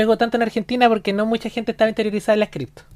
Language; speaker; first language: Spanish; native; Spanish